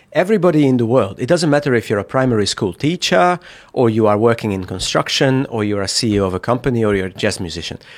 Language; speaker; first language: English; non-native, fluent; Hungarian